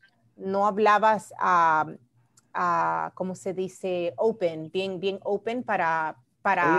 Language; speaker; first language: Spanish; early bilingual, heritage; Spanish